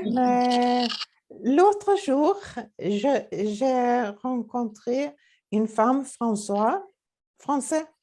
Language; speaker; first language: French; non-native, learner; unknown